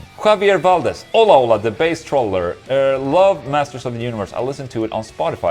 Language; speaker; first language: English; non-native, fluent; Swedish